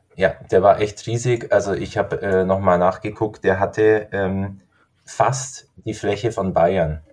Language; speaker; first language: German; native; German